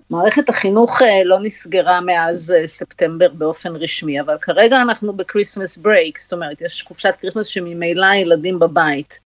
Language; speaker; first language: Hebrew; native; Hebrew